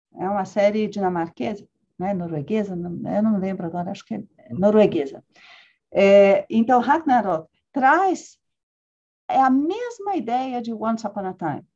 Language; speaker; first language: Portuguese; early bilingual, other home language; Spanish